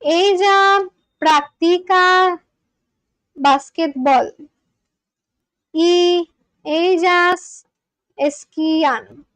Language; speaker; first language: Spanish; non-native, learner; English